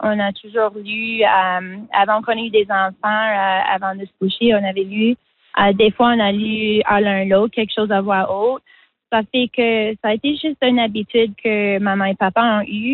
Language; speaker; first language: French; native; French